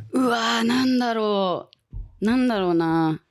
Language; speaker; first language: Japanese; early bilingual, other home language; English